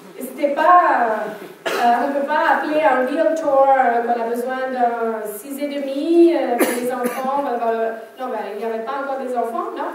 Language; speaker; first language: French; non-native, fluent; German